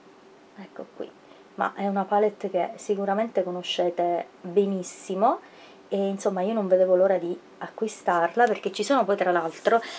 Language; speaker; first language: Italian; native; Italian